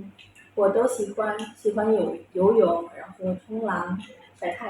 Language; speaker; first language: Chinese; non-native, learner; Indonesian